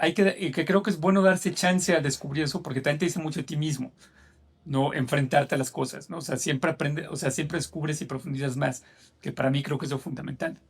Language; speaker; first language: Spanish; native; Spanish